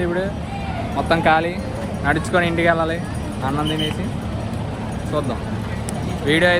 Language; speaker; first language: Telugu; native; Telugu